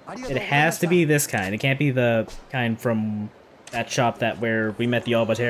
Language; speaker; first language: English; native; English